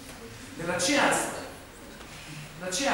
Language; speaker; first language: Romanian; non-native, learner; Hebrew